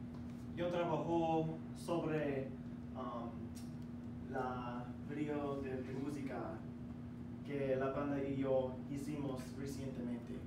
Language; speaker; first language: Spanish; non-native, learner; English